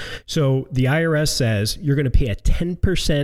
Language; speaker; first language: English; native; English